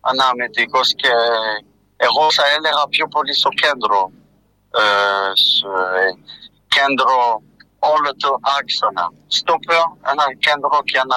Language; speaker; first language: Greek; non-native, fluent; French